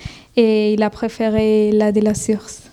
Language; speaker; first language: French; non-native, fluent; Spanish